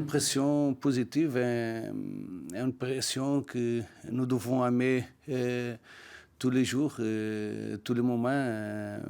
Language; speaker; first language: French; non-native, learner; Portuguese